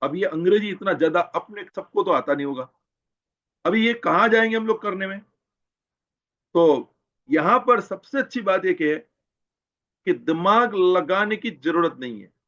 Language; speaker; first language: Hindi; non-native, local second language; Gujarati